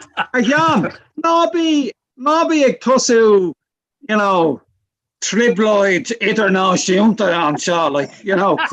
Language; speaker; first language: Irish; non-native, local second language; English